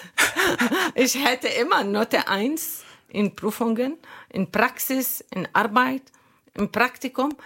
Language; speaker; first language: German; non-native, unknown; Arabic